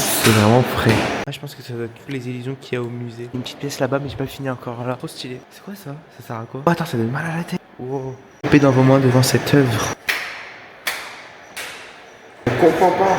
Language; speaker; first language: French; native; French